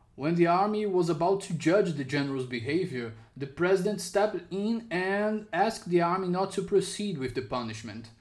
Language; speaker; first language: English; non-native, fluent; Portuguese